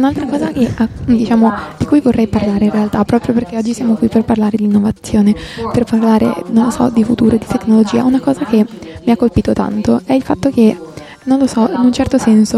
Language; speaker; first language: Italian; native; Italian